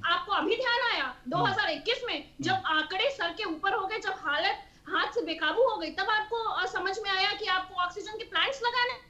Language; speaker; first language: Hindi; native; Hindi